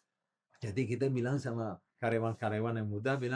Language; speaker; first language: Indonesian; non-native, learner; Italian